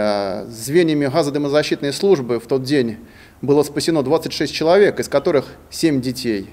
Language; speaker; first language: Russian; native; Russian